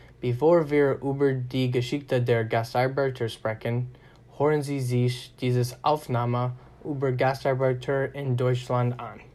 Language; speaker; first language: German; non-native, learner; English